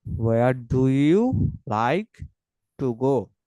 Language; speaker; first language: English; non-native, fluent; Bangla